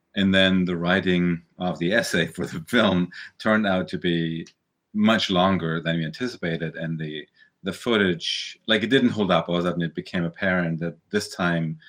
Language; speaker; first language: English; early bilingual, other home language; German